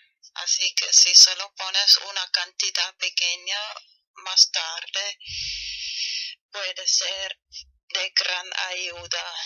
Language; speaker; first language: Spanish; non-native, learner; German